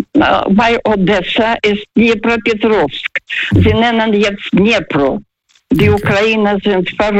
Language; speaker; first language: German; non-native, fluent; Russian